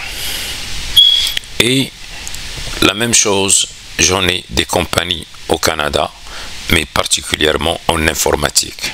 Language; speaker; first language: French; non-native, local second language; Arabic